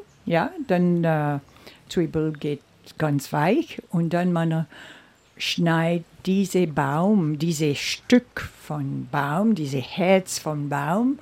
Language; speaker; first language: German; non-native, learner; Seselwa Creole French